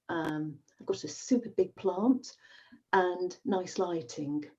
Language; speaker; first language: English; native; English